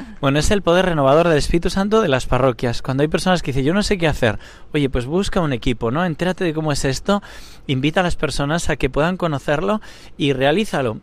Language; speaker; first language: Spanish; native; Spanish